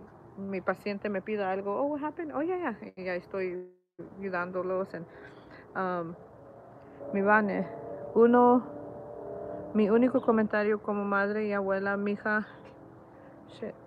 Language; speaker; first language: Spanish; early bilingual, heritage; Spanish